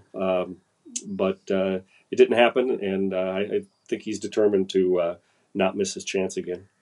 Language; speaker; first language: English; native; English